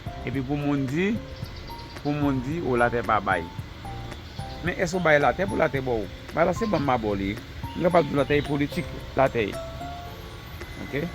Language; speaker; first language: French; non-native, learner; Haitian Creole